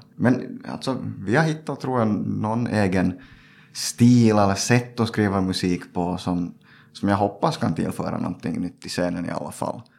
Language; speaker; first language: Swedish; native; Swedish